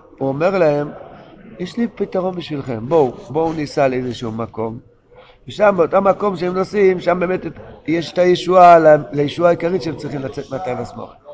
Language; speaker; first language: Hebrew; non-native, local second language; Yiddish